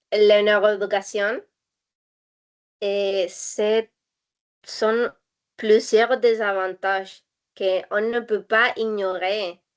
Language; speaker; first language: French; non-native, learner; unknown